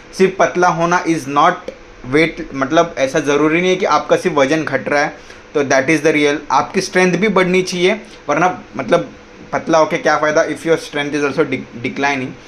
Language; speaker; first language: Hindi; non-native, local second language; Marathi